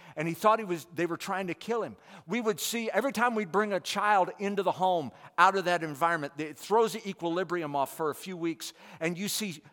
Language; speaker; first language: English; native; English